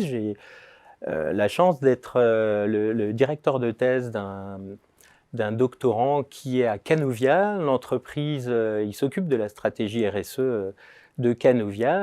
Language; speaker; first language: French; native; French